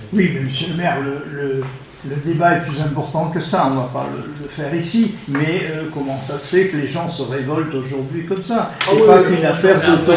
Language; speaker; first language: French; native; French